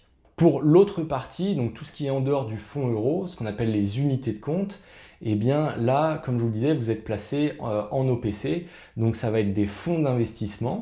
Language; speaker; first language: French; native; French